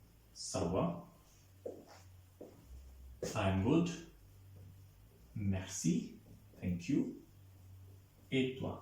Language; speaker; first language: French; non-native, fluent; Hindi